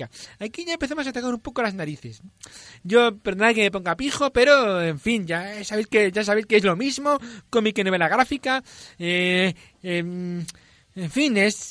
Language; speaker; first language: Spanish; native; Spanish